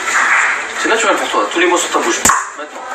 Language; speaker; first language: French; native; French